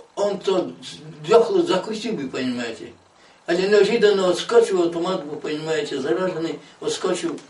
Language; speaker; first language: Russian; non-native, local second language; Ukrainian